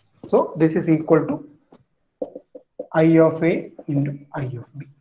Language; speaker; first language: English; non-native, local second language; Malayalam